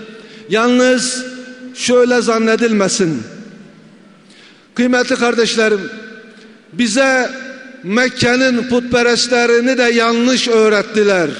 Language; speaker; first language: Turkish; native; Turkish